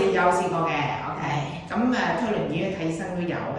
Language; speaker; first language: Cantonese; native; Cantonese